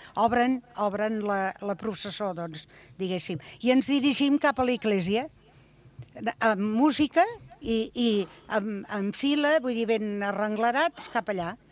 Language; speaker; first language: Catalan; native; Catalan